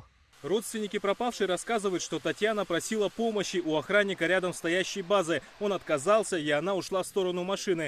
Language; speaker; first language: Russian; native; Russian